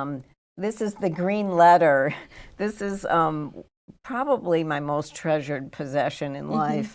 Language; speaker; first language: English; native; English